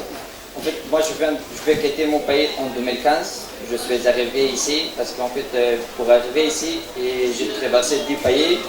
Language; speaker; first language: French; non-native, learner; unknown